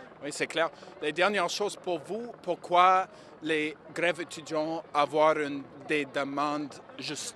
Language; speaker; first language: French; non-native, learner; English